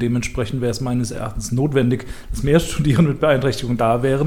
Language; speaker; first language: German; native; German